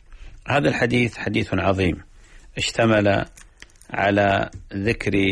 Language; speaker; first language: Arabic; native; Arabic